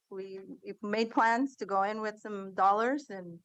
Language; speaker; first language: English; early bilingual, other home language; Somali